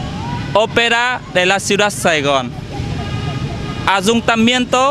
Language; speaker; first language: Spanish; non-native, learner; Vietnamese